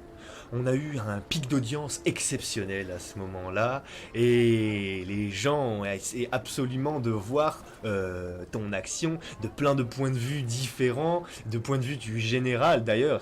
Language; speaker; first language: French; native; French